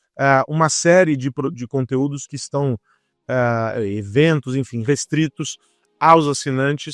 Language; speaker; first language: Portuguese; native; Portuguese